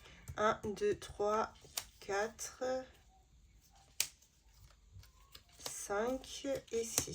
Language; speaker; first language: French; native; French